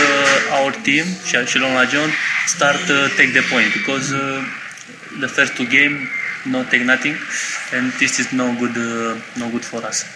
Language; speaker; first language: English; non-native, learner; Romanian